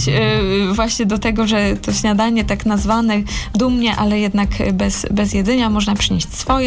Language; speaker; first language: Polish; native; Polish